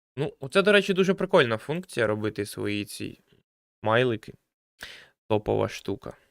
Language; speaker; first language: Ukrainian; native; Ukrainian